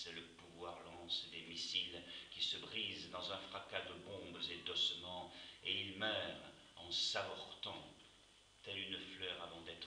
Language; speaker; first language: French; native; French